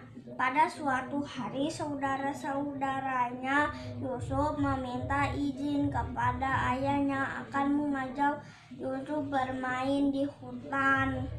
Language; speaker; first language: Indonesian; native; Indonesian